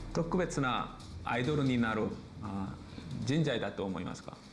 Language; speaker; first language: Japanese; non-native, learner; Korean